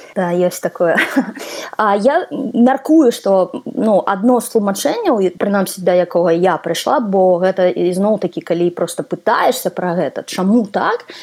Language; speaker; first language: Belarusian; non-native, local second language; Russian